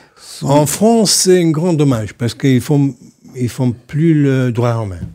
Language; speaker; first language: French; non-native, fluent; Slovenian